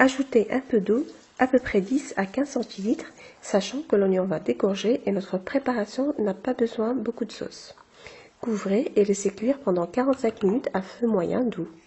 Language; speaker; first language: French; non-native, local second language; Arabic